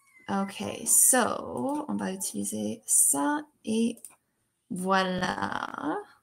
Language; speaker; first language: French; non-native, fluent; English